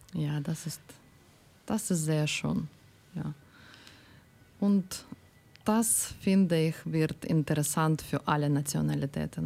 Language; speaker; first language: German; non-native, learner; Ukrainian